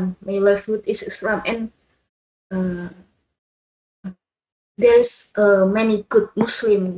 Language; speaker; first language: English; non-native, learner; Indonesian